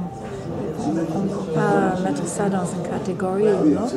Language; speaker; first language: French; non-native, fluent; English